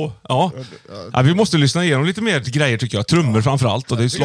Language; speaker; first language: Swedish; native; Swedish